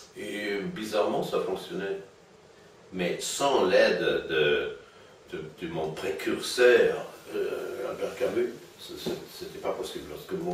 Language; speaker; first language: French; non-native, fluent; German